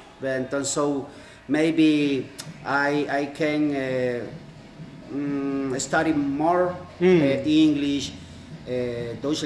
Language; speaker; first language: English; non-native, learner; Spanish